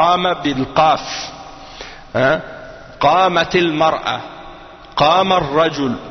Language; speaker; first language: Arabic; non-native, fluent; French